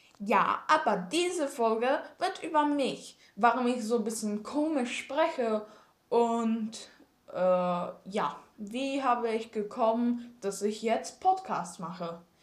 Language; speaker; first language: German; non-native, learner; Czech